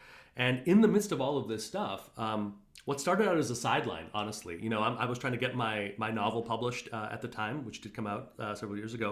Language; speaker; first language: English; native; English